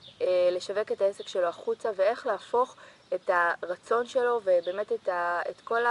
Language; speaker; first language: Hebrew; native; Hebrew